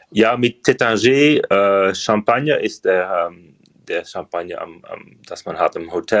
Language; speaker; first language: German; non-native, learner; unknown